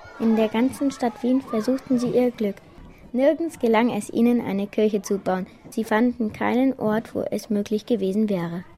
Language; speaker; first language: German; native; German